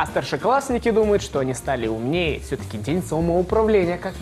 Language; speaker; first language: Russian; native; Russian